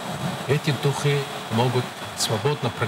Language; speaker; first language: Russian; non-native, fluent; Mongolian